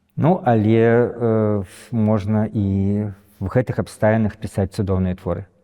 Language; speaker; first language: Belarusian; native; Belarusian